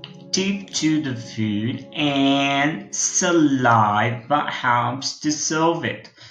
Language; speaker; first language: English; non-native, fluent; Portuguese